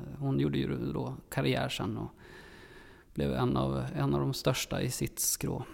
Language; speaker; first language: Swedish; native; Swedish